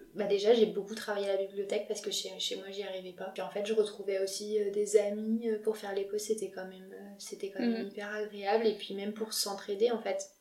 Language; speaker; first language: French; native; French